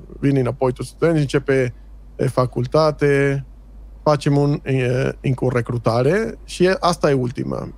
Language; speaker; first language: Romanian; non-native, fluent; Spanish